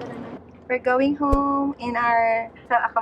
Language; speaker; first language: English; non-native, local second language; Filipino